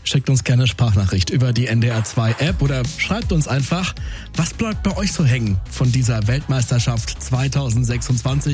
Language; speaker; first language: German; native; German